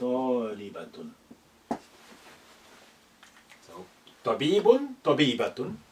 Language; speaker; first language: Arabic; non-native, fluent; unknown